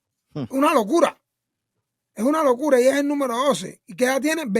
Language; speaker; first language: Spanish; native; Spanish